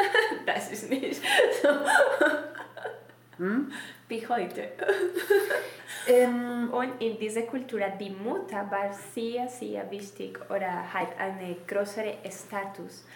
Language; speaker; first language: German; non-native, learner; Spanish